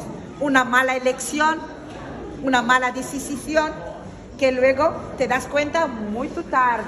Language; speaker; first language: Spanish; non-native, fluent; Arabic